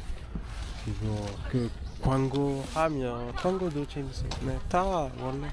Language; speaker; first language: Korean; non-native, learner; French